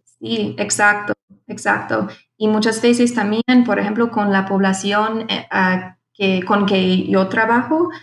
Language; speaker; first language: Spanish; non-native, fluent; English